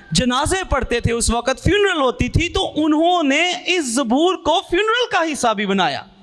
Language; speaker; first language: Urdu; non-native, local second language; Punjabi